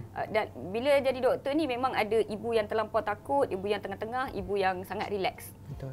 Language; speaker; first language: Malay; non-native, local second language; Tamil